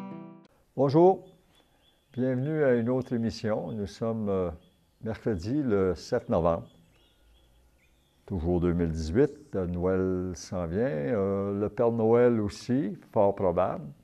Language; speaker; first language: French; native; French